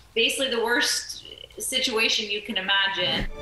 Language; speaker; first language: English; native; English